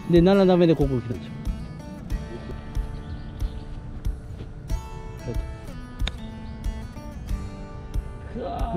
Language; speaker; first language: Japanese; native; Japanese